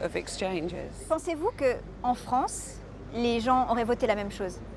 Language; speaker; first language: French; native; French